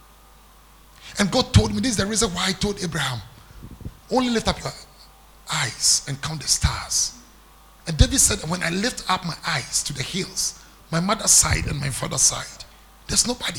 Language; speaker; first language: English; non-native, local second language; Akan